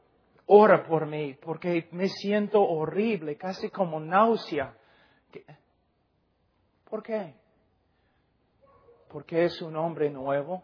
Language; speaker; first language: Spanish; non-native, fluent; English